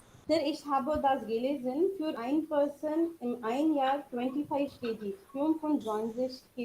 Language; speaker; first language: German; non-native, learner; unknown